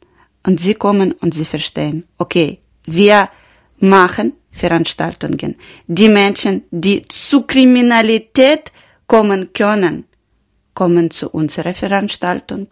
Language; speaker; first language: German; non-native, learner; Ukrainian